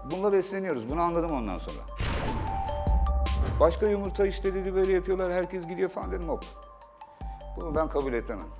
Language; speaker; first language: Turkish; native; Turkish